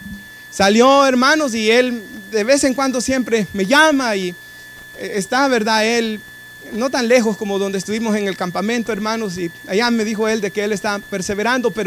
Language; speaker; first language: Spanish; native; Spanish